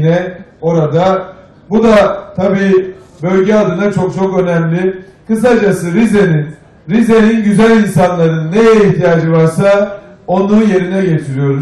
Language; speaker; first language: Turkish; native; Turkish